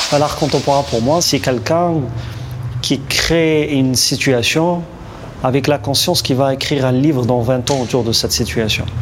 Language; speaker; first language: French; non-native, local second language; Arabic